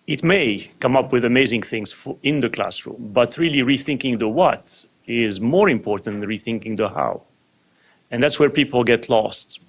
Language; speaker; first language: English; non-native, fluent; French